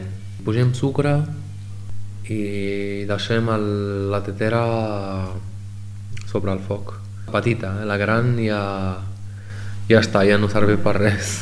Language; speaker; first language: Catalan; non-native, learner; Arabic